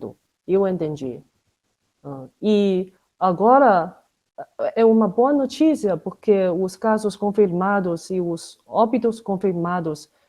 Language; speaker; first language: Portuguese; non-native, fluent; Chinese